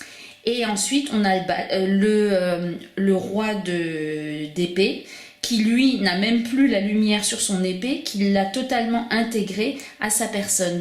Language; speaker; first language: French; native; French